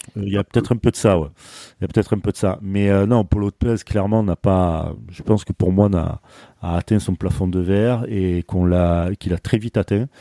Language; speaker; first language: French; native; French